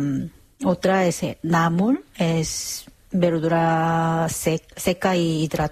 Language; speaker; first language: Spanish; non-native, fluent; Korean